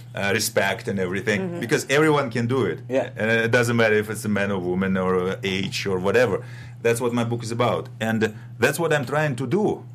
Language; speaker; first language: English; non-native, fluent; Russian